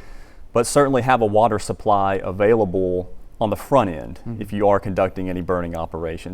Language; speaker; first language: English; native; English